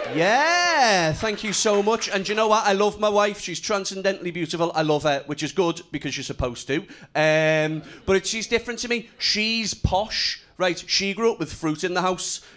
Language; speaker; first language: English; native; English